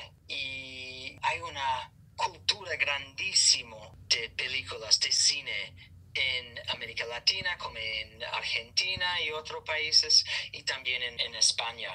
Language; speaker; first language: Spanish; non-native, fluent; English